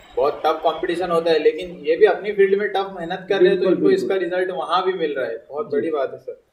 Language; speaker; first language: Hindi; non-native, local second language; Urdu